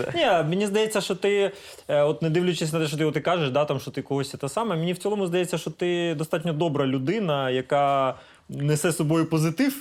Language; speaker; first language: Ukrainian; non-native, local second language; Russian